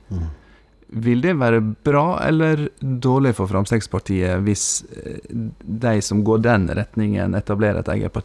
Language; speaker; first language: Norwegian; native; Norwegian